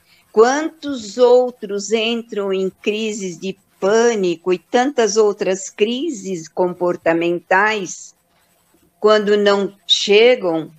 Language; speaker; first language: Portuguese; native; Portuguese